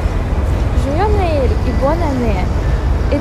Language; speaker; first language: French; non-native, learner; Russian